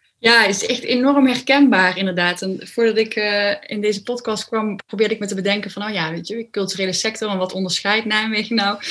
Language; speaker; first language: Dutch; native; Dutch